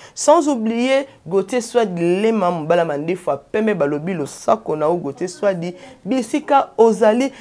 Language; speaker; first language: Lingala; native; Lingala